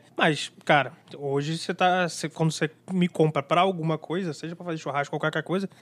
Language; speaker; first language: Portuguese; native; Portuguese